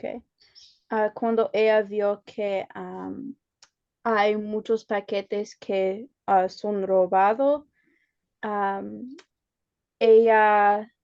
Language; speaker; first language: Spanish; non-native, learner; English